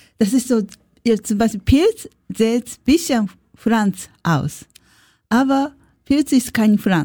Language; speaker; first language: German; non-native, learner; Japanese